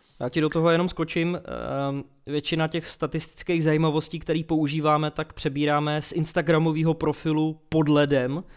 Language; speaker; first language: Czech; native; Czech